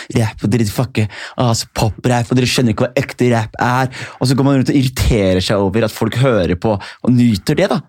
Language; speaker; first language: Norwegian; early bilingual, other home language; Somali